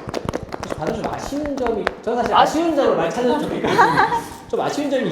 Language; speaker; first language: Korean; native; Korean